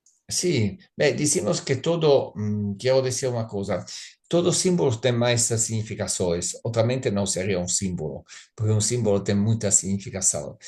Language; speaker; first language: Spanish; non-native, learner; Italian